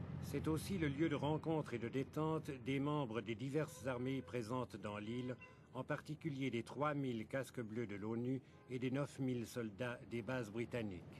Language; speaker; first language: French; native; French